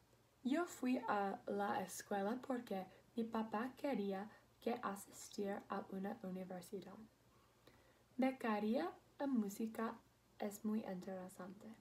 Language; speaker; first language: Spanish; non-native, learner; English